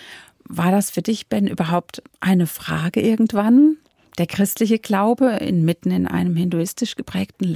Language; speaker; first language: German; native; German